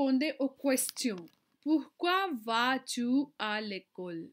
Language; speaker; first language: French; non-native, fluent; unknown